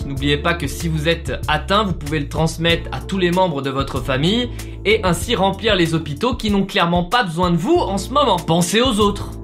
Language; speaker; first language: French; native; French